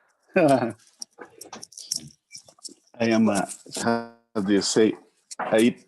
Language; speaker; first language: English; non-native, learner; Spanish